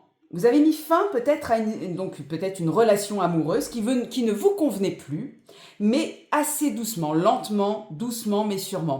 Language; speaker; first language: French; native; French